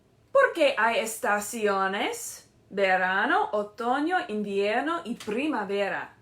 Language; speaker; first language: Spanish; non-native, learner; English